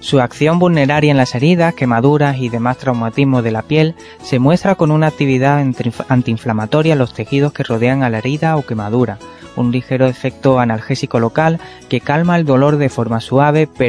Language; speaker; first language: Spanish; native; Spanish